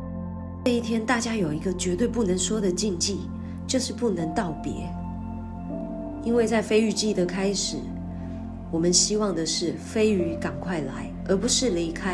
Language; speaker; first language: Chinese; native; Chinese